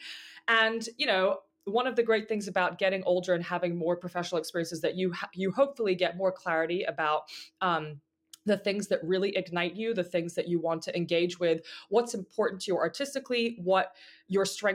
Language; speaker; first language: English; native; English